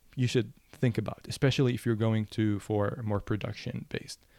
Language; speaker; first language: English; non-native, fluent; Arabic